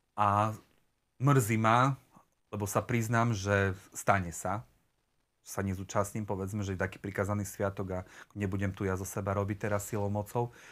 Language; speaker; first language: Slovak; native; Slovak